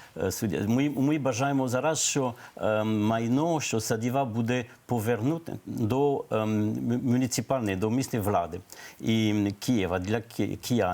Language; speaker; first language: Ukrainian; non-native, learner; French